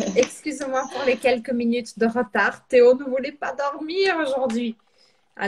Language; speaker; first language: French; non-native, fluent; Portuguese